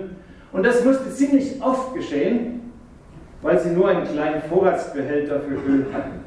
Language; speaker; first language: German; native; German